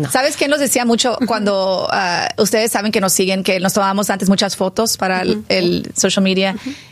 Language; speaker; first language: Spanish; early bilingual, heritage; Spanish